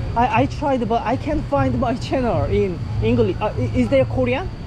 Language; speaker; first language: English; non-native, learner; Korean